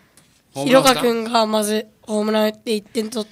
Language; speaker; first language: Japanese; native; Japanese